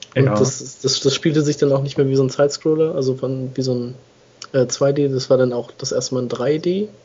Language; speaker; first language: German; non-native, fluent; English